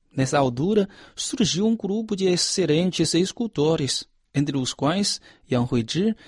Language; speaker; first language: Portuguese; non-native, fluent; Chinese